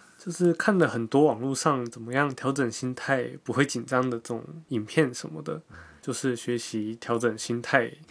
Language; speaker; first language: Chinese; native; Chinese